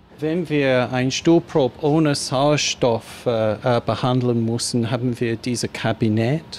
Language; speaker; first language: German; non-native, fluent; English